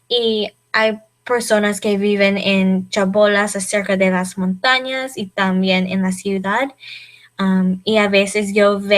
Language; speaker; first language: Spanish; non-native, learner; English